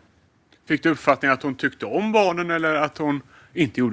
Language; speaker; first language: Swedish; native; Swedish